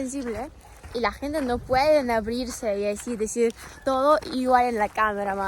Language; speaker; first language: Spanish; non-native, fluent; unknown